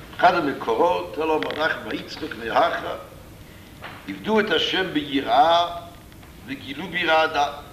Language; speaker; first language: Hebrew; non-native, fluent; English